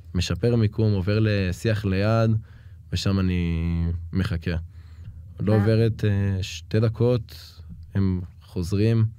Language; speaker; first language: Hebrew; native; Hebrew